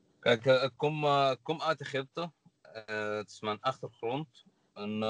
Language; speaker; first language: Dutch; non-native, learner; Arabic